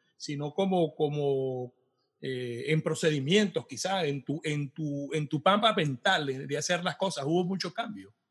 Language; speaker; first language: Spanish; native; Spanish